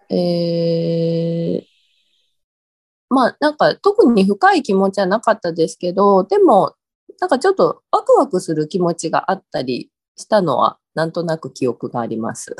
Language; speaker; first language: Japanese; native; Japanese